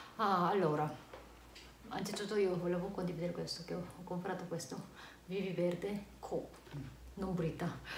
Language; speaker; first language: Italian; non-native, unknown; Korean